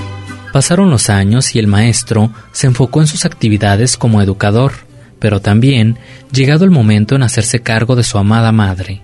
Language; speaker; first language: Spanish; native; Spanish